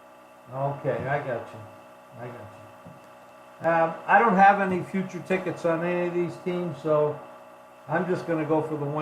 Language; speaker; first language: English; native; English